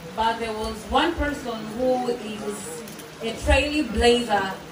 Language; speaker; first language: English; non-native, local second language; Swahili